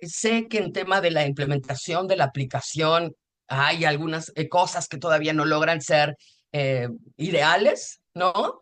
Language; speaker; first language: Spanish; native; Spanish